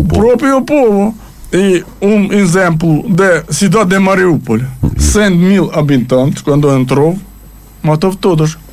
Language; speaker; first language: Portuguese; non-native, learner; Ukrainian